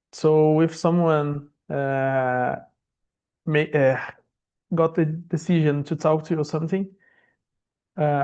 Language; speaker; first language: English; non-native, learner; Portuguese